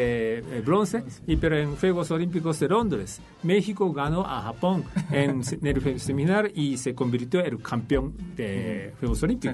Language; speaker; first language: Spanish; non-native, fluent; Japanese